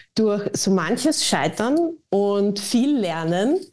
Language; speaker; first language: German; native; German